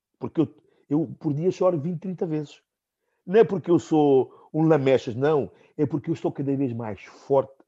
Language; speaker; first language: Portuguese; non-native, local second language; Upper Guinea Crioulo